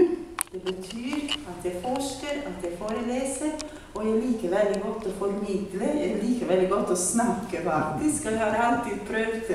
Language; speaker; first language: Norwegian; non-native, fluent; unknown